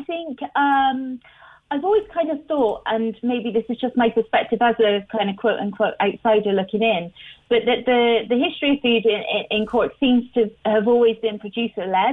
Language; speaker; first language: English; native; English